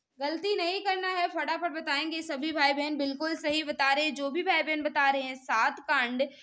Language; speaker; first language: Hindi; native; Hindi